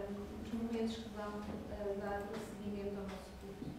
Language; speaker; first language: Portuguese; native; Portuguese